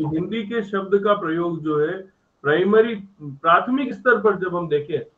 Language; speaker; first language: Hindi; native; Hindi